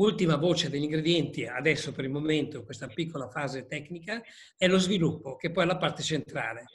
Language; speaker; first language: Italian; native; Italian